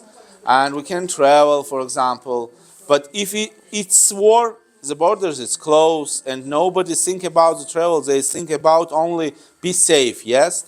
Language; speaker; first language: English; non-native, learner; Georgian